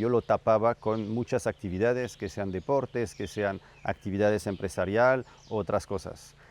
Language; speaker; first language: Spanish; non-native, fluent; French